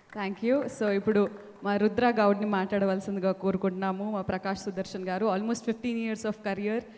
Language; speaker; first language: Telugu; native; Telugu